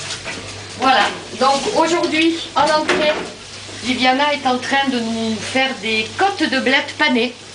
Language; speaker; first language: French; native; French